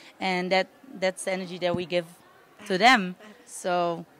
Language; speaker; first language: English; non-native, fluent; Dutch